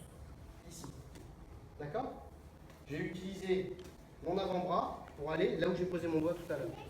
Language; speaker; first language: French; native; French